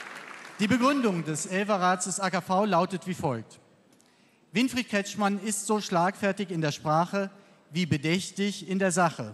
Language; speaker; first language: German; native; German